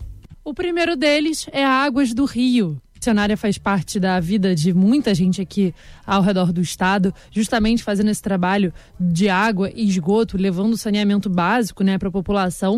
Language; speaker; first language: Portuguese; native; Portuguese